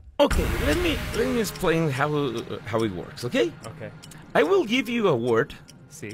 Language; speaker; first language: English; non-native, fluent; Spanish